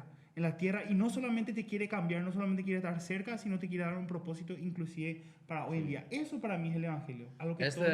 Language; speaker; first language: Spanish; native; Spanish